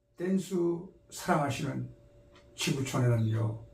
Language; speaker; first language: Korean; native; Korean